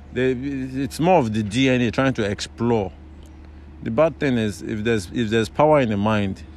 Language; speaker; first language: English; non-native, local second language; Yoruba